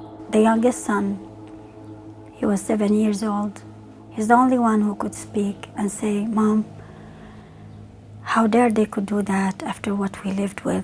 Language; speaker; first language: English; non-native, fluent; Arabic